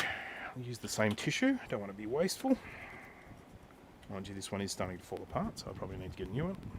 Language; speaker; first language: English; native; English